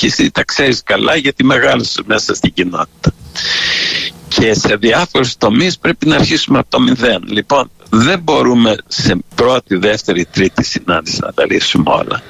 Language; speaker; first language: Greek; early bilingual, heritage; Greek